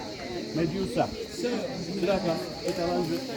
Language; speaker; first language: Indonesian; non-native, learner; Turkish